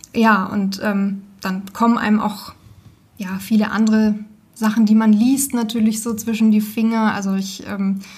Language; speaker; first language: German; native; German